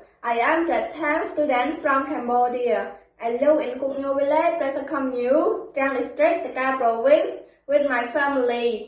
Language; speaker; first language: English; non-native, learner; Khmer